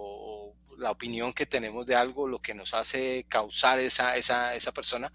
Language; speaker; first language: Spanish; native; Spanish